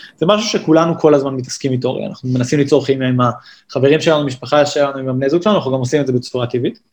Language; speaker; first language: Hebrew; native; Hebrew